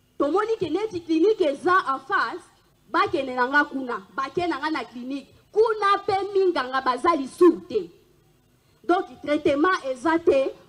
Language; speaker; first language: Lingala; native; Lingala